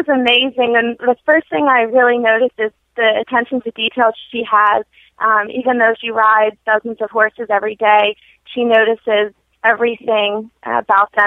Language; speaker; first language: English; native; English